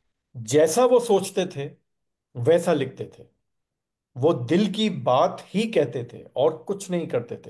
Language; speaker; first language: Hindi; native; Hindi